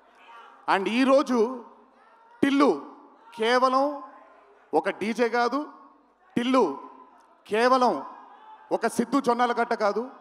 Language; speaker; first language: Telugu; native; Telugu